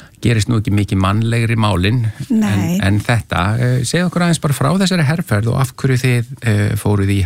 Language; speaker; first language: Icelandic; native; Icelandic